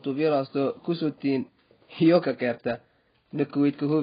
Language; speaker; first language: Finnish; non-native, learner; Arabic